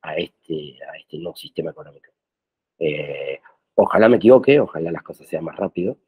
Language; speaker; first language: Spanish; native; Spanish